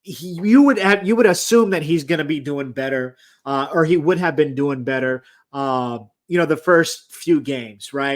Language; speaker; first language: English; native; English